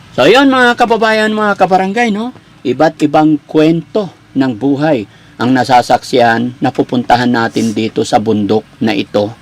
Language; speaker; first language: Filipino; native; Filipino